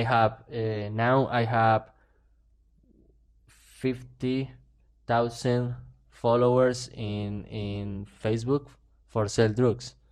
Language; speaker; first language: English; non-native, learner; Spanish